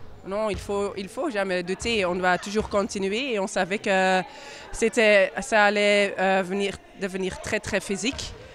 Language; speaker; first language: French; non-native, local second language; Dutch